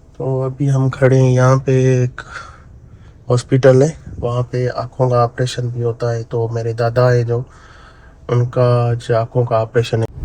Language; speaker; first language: Urdu; non-native, local second language; Sindhi